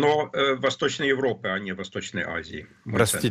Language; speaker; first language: Russian; non-native, fluent; German